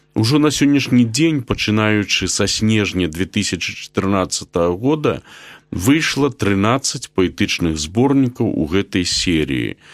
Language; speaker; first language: Belarusian; native; Belarusian